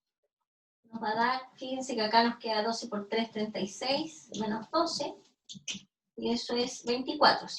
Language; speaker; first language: Spanish; native; Spanish